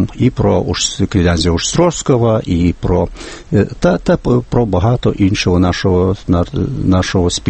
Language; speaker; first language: Ukrainian; non-native, fluent; Lithuanian